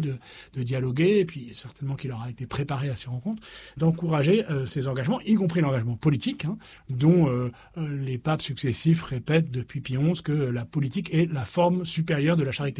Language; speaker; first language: French; native; French